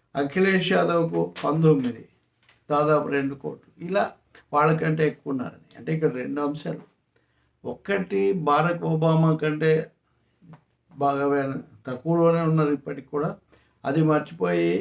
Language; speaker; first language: Telugu; native; Telugu